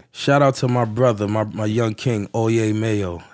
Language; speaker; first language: English; native; English